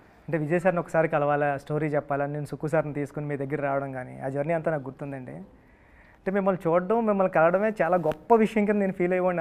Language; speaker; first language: Telugu; native; Telugu